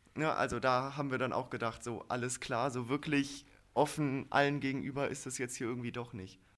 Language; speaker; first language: German; native; German